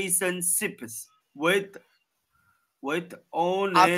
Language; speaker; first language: English; non-native, learner; Chinese